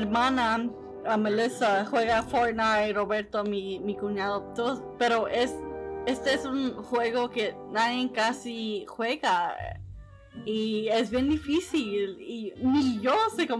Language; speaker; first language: Spanish; early bilingual, heritage; Spanish